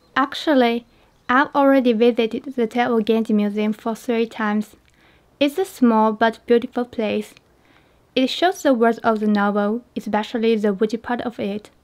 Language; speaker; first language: English; non-native, learner; Chinese